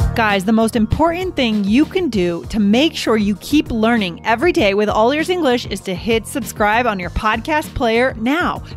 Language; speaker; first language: English; native; English